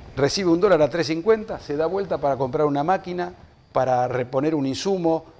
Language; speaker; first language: Spanish; native; Spanish